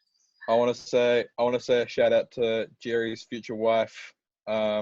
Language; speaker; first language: English; native; English